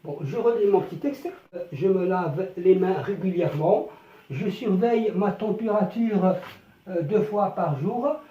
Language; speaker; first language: French; non-native, local second language; Arabic